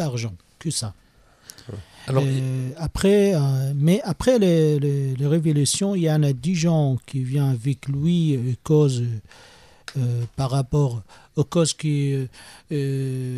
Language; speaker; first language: French; non-native, learner; Arabic